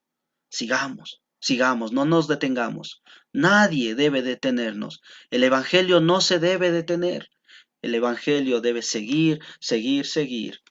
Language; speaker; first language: Spanish; native; Spanish